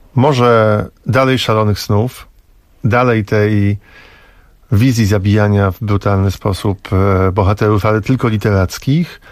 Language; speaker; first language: Polish; native; Polish